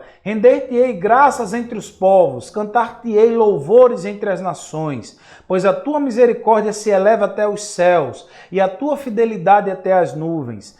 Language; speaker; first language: Portuguese; native; Portuguese